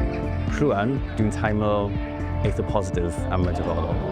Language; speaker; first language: Welsh; non-native, local second language; English